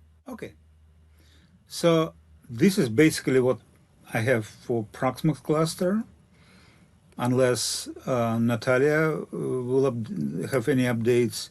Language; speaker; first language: English; non-native, learner; Russian